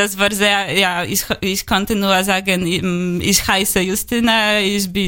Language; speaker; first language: German; non-native, learner; Polish